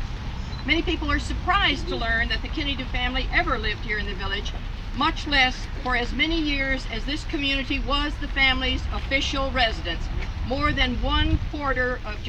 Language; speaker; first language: English; native; English